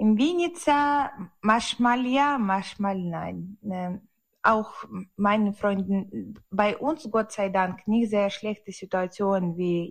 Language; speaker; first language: German; non-native, learner; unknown